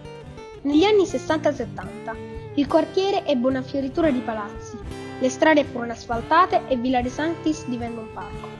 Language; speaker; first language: Italian; native; Italian